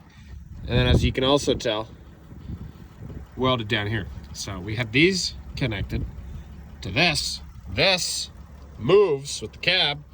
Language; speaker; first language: English; native; English